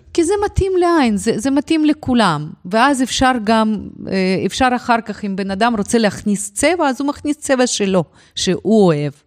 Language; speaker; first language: Hebrew; non-native, fluent; Russian